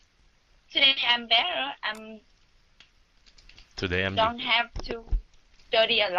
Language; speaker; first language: English; non-native, learner; Vietnamese